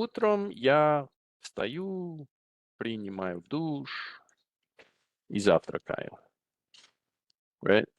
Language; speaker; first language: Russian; non-native, fluent; English